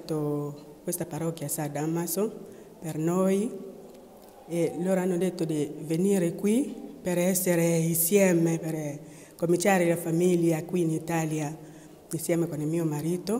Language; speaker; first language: Italian; non-native, learner; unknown